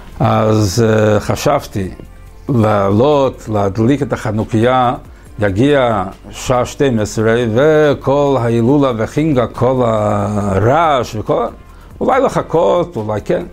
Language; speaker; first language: Hebrew; early bilingual, heritage; English